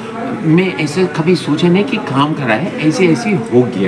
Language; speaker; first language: Hindi; non-native, fluent; English